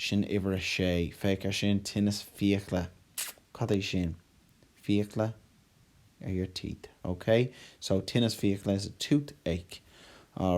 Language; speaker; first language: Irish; non-native, local second language; English